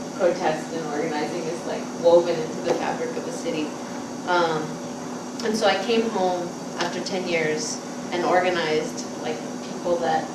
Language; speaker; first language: English; native; English